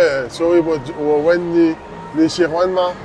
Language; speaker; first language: Chinese; non-native, learner; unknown